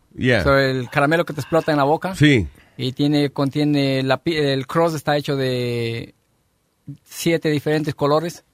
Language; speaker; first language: Spanish; native; Spanish